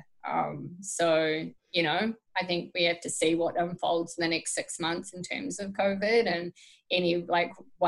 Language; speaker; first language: English; native; English